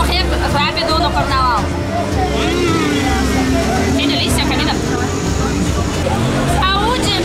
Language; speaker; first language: Portuguese; non-native, learner; Russian